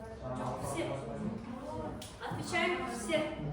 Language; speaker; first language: Russian; non-native, local second language; Kyrgyz